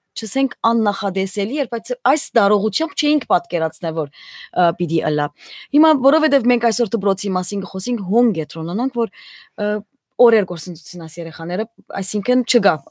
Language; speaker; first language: Armenian; native; Armenian